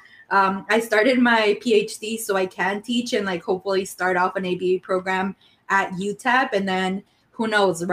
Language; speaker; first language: English; early bilingual, other home language; Spanish